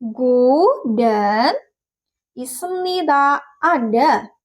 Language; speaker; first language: Korean; non-native, learner; Indonesian